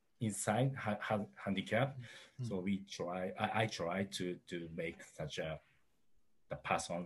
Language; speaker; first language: English; non-native, learner; Japanese